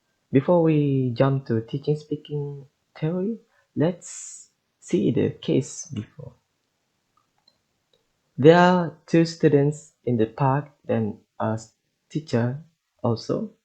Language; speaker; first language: English; non-native, learner; Indonesian